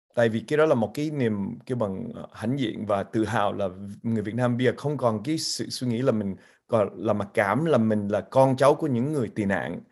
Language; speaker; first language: Vietnamese; early bilingual, heritage; Vietnamese